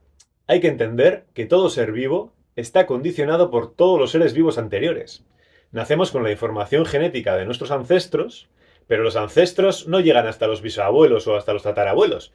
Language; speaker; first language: Spanish; native; Spanish